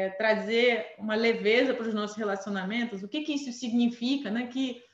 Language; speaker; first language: Portuguese; non-native, fluent; Armenian